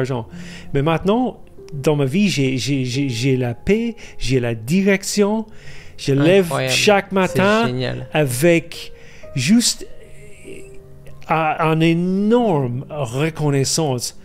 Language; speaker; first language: French; non-native, fluent; English